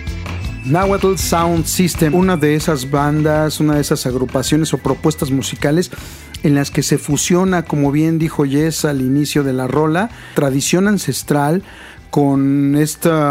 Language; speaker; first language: Spanish; native; Spanish